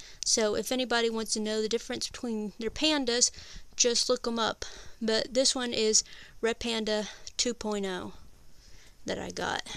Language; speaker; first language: English; native; English